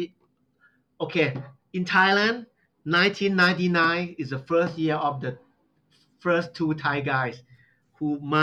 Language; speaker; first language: English; non-native, learner; Thai